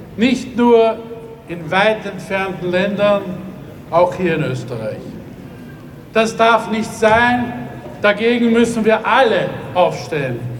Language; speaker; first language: German; native; German